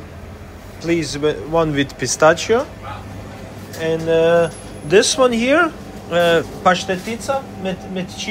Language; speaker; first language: English; non-native, fluent; Bosnian